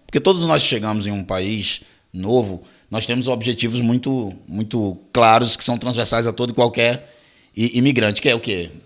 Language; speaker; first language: Portuguese; native; Portuguese